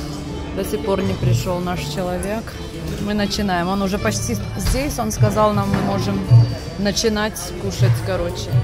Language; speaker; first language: Russian; early bilingual, heritage; Russian